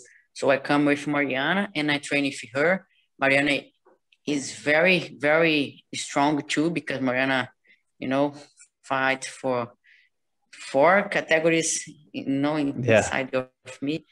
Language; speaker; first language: English; non-native, learner; Portuguese